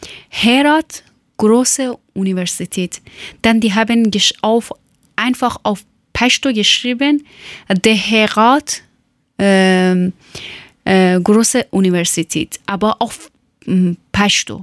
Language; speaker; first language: German; non-native, learner; Persian